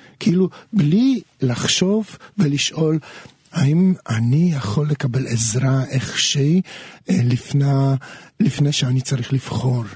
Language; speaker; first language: Hebrew; non-native, fluent; Polish